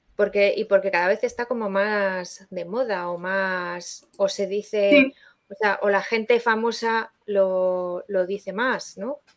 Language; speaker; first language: Spanish; native; Spanish